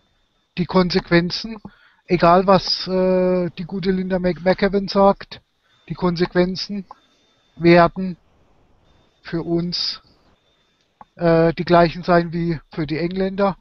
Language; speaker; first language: German; native; German